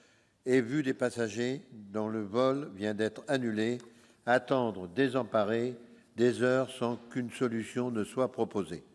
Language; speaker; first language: French; native; French